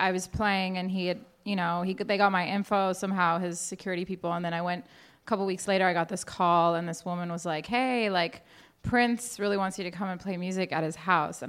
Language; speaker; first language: English; native; English